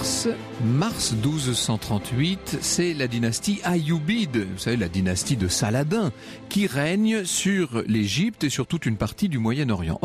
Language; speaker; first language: French; native; French